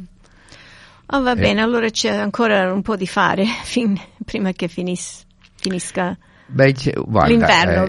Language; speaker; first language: Italian; early bilingual, heritage; Italian